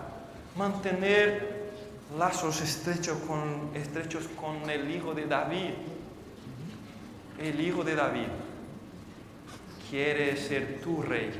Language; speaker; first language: Spanish; non-native, fluent; Portuguese